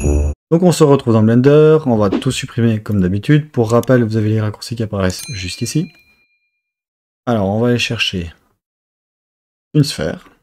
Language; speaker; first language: French; native; French